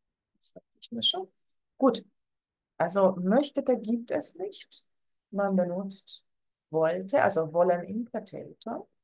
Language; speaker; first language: German; non-native, fluent; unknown